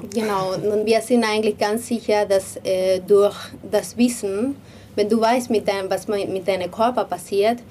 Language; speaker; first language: German; non-native, learner; Spanish